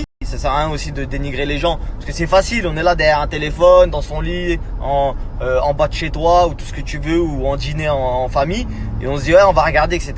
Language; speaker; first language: French; native; French